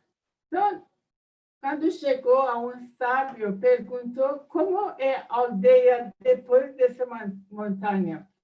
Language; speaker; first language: Portuguese; non-native, fluent; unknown